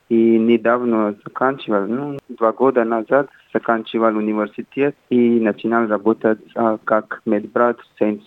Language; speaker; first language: Russian; non-native, fluent; Hindi